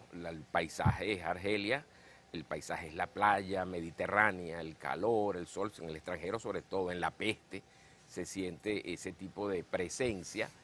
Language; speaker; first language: Spanish; native; Spanish